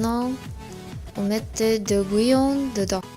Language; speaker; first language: French; non-native, learner; Vietnamese